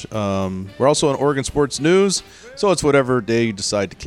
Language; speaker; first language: English; native; English